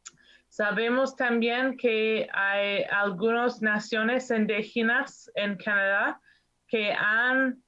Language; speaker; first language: Spanish; non-native, learner; English